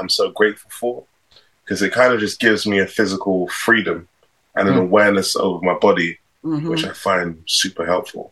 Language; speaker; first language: English; native; English